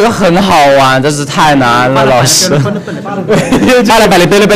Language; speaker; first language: Chinese; native; Chinese